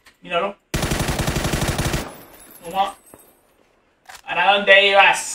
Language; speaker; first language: Spanish; native; Spanish